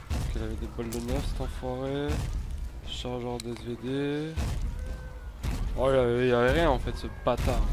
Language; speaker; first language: French; native; French